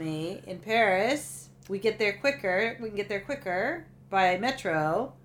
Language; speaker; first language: English; native; English